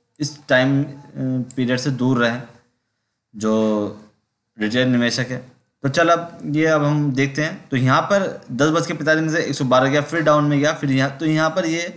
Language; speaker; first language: Hindi; native; Hindi